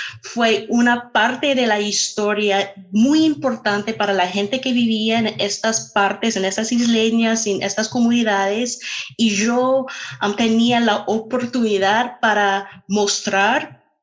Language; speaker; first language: Spanish; non-native, fluent; English